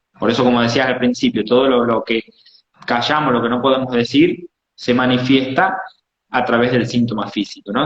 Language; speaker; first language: Spanish; native; Spanish